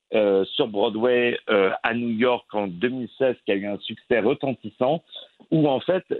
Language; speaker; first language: French; native; French